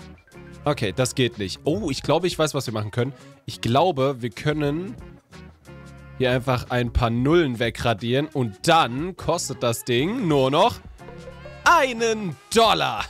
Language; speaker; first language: German; native; German